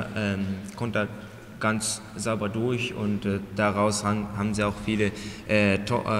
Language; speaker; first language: German; non-native, learner; Japanese